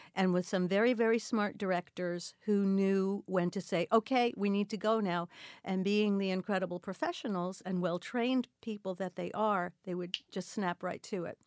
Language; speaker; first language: English; native; English